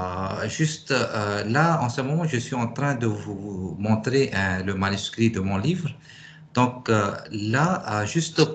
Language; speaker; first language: French; non-native, fluent; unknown